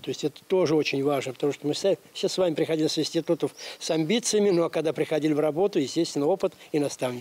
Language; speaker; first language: Russian; native; Russian